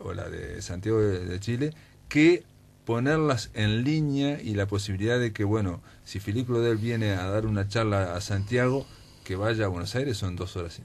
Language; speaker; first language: Spanish; native; Spanish